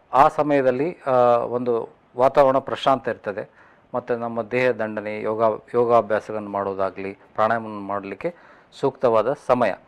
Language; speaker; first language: Kannada; native; Kannada